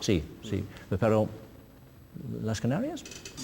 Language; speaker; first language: Spanish; non-native, learner; English